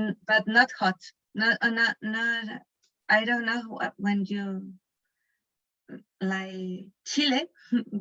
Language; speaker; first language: English; non-native, learner; Spanish